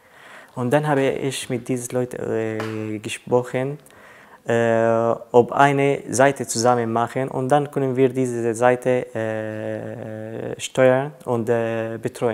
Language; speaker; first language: German; non-native, learner; Arabic